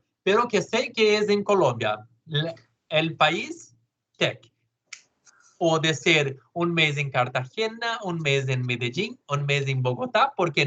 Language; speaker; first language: Spanish; non-native, learner; Portuguese